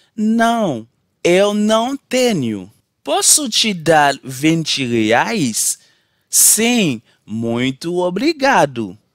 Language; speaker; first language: Portuguese; non-native, learner; Haitian Creole